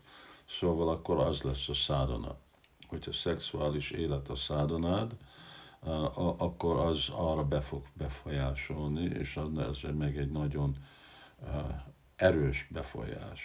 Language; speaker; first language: Hungarian; non-native, fluent; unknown